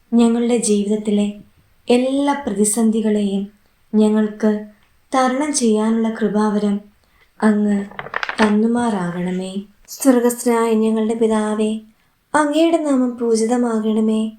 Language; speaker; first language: Malayalam; native; Malayalam